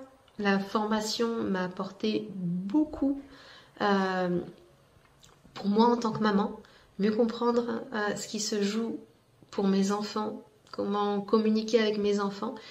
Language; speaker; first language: French; native; French